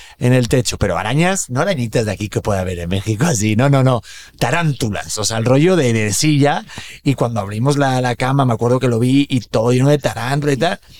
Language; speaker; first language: Spanish; native; Spanish